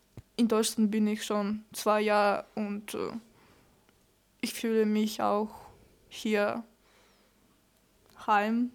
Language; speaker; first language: German; non-native, learner; Ukrainian